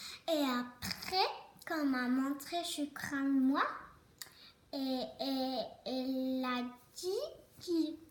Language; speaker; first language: French; early bilingual, other home language; Turkish